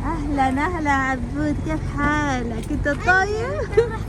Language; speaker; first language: Arabic; non-native, fluent; Hindi